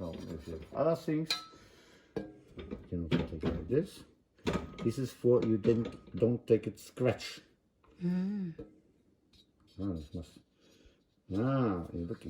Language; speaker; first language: English; non-native, learner; Swedish